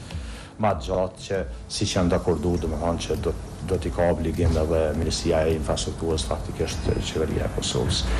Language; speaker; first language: Albanian; native; Albanian